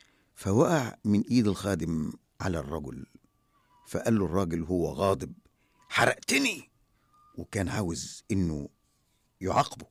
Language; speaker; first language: Arabic; native; Arabic